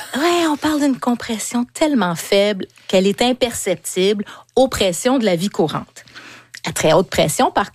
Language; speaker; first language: French; native; French